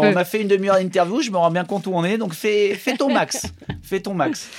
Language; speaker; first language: French; native; French